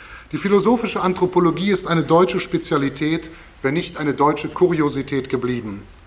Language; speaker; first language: German; native; German